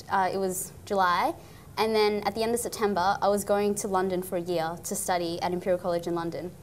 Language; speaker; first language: English; native; English